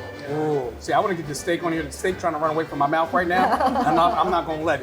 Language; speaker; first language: English; native; English